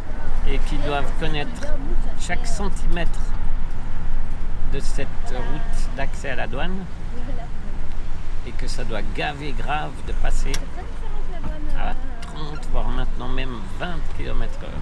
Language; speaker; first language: French; native; French